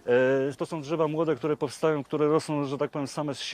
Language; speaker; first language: Polish; native; Polish